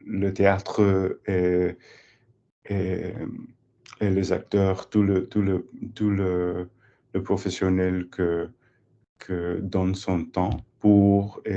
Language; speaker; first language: French; non-native, learner; English